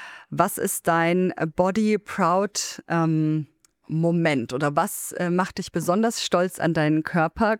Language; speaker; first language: German; native; German